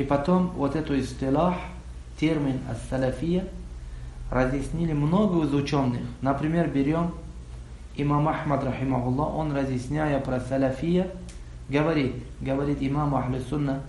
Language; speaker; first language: Russian; non-native, local second language; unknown